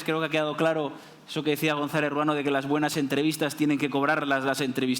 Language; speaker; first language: Spanish; native; Spanish